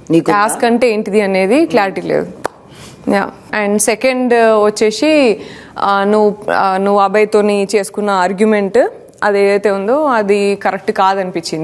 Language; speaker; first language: Telugu; native; Telugu